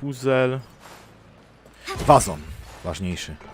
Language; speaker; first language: Polish; native; Polish